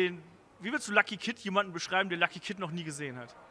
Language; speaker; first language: German; native; German